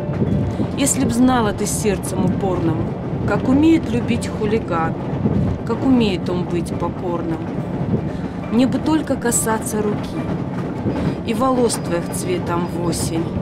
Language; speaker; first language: Russian; native; Russian